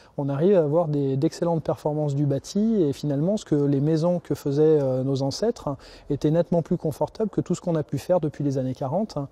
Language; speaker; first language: French; native; French